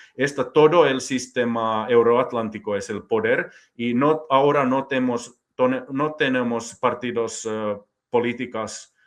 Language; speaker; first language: Spanish; non-native, fluent; Finnish